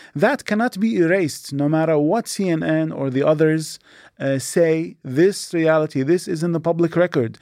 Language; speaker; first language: English; non-native, fluent; Arabic